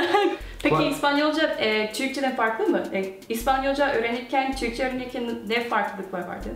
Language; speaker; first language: Turkish; non-native, fluent; Korean